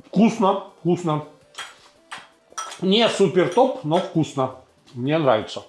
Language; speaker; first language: Russian; native; Russian